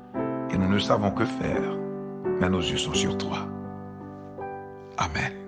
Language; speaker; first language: French; non-native, local second language; Haitian Creole